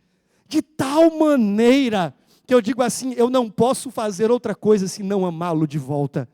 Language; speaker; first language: Portuguese; native; Portuguese